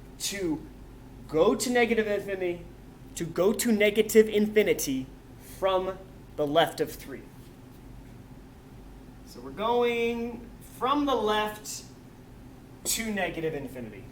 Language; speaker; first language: English; native; English